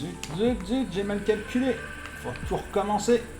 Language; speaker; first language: French; native; French